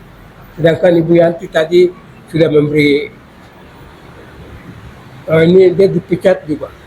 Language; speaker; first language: Indonesian; non-native, local second language; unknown